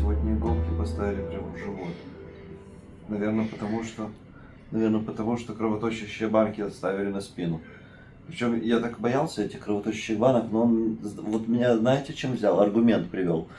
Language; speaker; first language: Russian; native; Russian